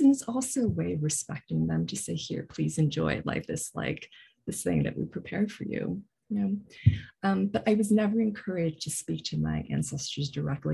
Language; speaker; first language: English; early bilingual, other home language; Korean